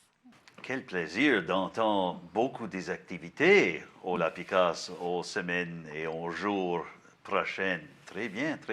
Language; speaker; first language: French; non-native, learner; English